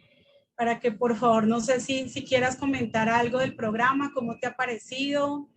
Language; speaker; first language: Spanish; native; Spanish